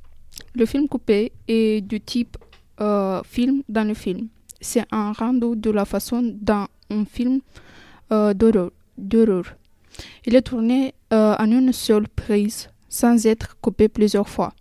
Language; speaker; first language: French; non-native, learner; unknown